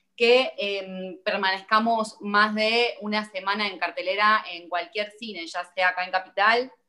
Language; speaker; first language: Spanish; native; Spanish